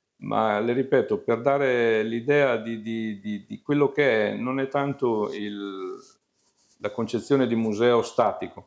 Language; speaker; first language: Italian; native; Italian